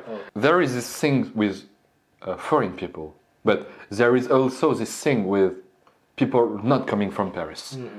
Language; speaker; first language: English; non-native, learner; French